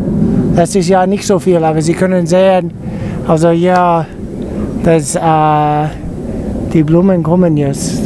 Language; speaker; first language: German; non-native, fluent; Italian